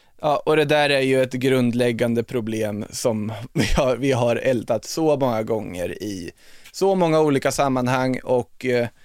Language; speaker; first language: Swedish; native; Swedish